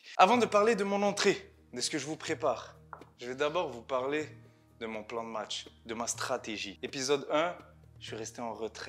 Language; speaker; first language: French; native; French